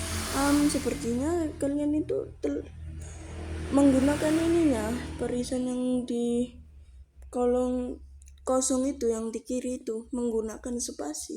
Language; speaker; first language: Indonesian; native; Indonesian